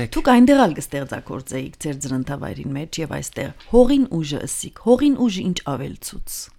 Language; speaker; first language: Armenian; early bilingual, heritage; Armenian